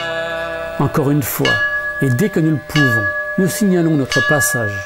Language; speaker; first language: French; native; French